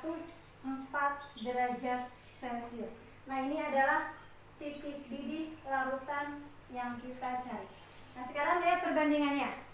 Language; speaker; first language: Indonesian; native; Indonesian